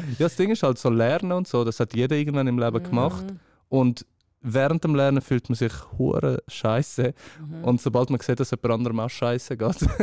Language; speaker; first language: German; early bilingual, other home language; Persian